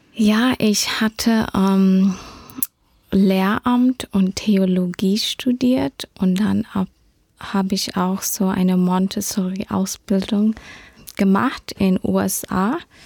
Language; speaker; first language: German; early bilingual, heritage; German